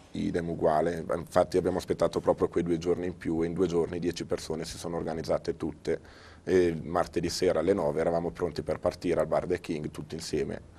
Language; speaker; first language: Italian; native; Italian